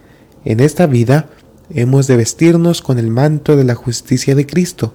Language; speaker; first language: Spanish; native; Spanish